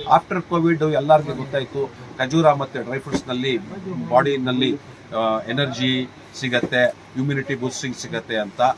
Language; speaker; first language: Kannada; non-native, local second language; Urdu